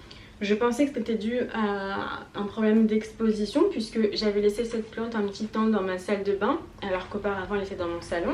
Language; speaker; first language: French; native; French